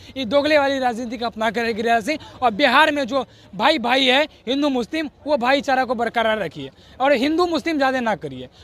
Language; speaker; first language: Hindi; native; Hindi